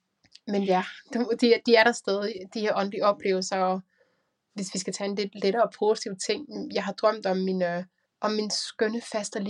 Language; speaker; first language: Danish; native; Danish